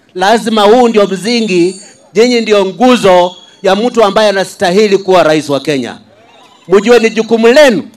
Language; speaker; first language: Swahili; non-native, local second language; Luyia